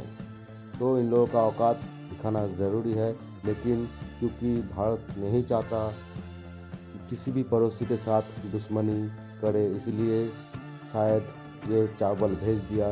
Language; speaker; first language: Hindi; non-native, local second language; Bangla